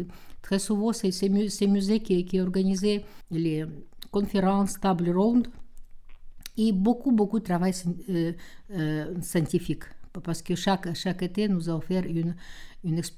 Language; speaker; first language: French; non-native, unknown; Russian